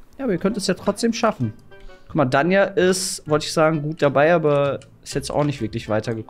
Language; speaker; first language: German; native; German